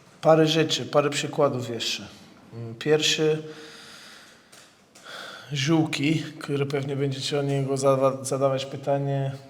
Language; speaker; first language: Polish; non-native, fluent; Portuguese